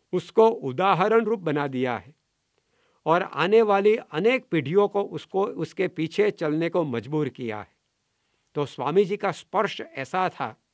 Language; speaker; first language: Hindi; non-native, local second language; Gujarati